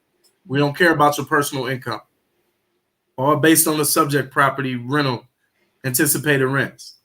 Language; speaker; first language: English; native; English